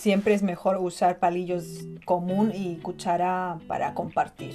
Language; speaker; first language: Spanish; non-native, fluent; Chinese